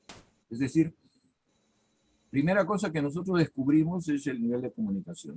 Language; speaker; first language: Spanish; native; Spanish